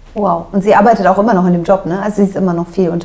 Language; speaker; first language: German; native; German